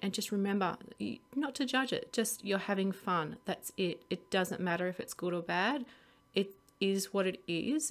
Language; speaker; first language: English; native; English